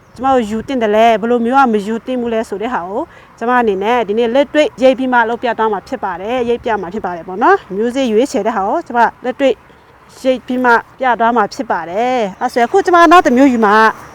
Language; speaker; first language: Burmese; non-native, local second language; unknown